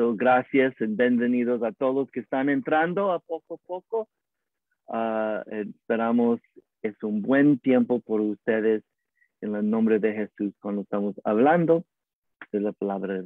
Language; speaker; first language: Spanish; non-native, learner; English